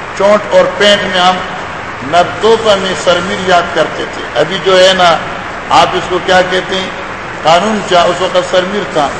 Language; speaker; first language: Urdu; non-native, local second language; Pashto